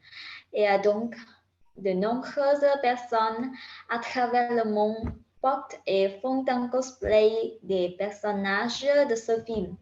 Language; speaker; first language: French; non-native, learner; Vietnamese